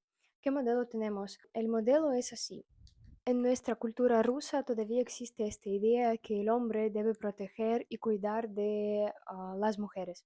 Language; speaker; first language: Spanish; non-native, fluent; Russian